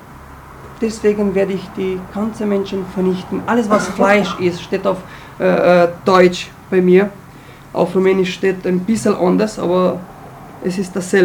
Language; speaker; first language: German; non-native, fluent; Romanian